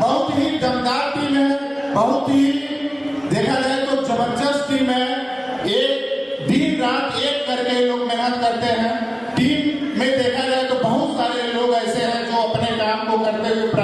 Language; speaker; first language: Hindi; native; Hindi